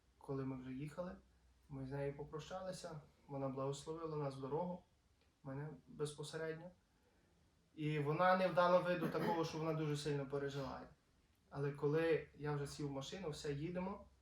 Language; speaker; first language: Ukrainian; native; Ukrainian